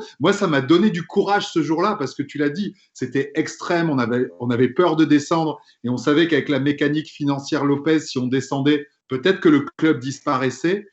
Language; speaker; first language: French; native; French